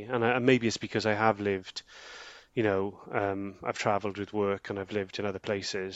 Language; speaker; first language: English; native; English